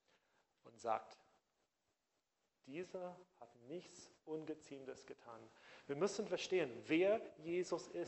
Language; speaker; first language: German; non-native, fluent; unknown